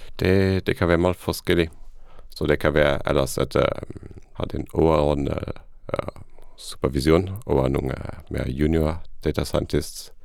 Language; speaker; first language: Danish; non-native, fluent; Luxembourgish